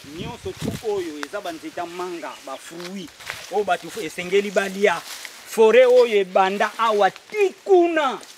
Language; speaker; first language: Lingala; non-native, local second language; Kongo